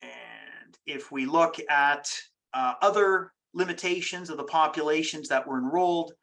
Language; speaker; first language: English; native; English